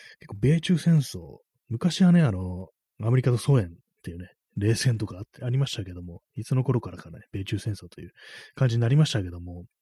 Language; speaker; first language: Japanese; native; Japanese